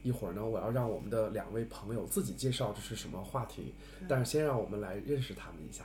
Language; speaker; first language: Chinese; native; Chinese